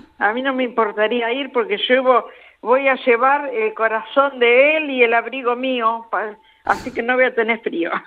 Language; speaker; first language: Spanish; native; Spanish